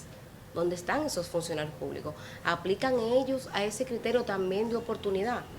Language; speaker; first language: Spanish; native; Spanish